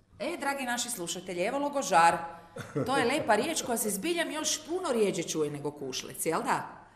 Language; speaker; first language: Croatian; native; Croatian